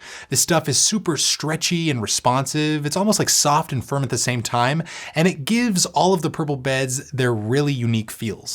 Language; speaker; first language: English; native; English